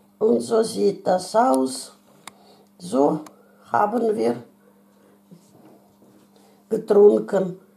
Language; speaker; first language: German; non-native, fluent; Russian